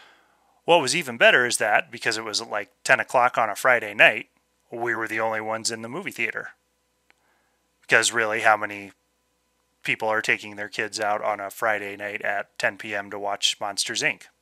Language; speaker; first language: English; native; English